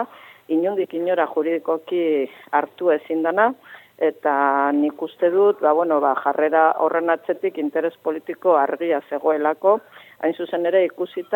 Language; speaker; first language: Basque; native; Basque